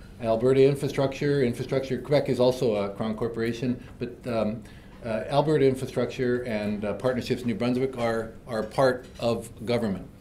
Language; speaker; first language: English; native; English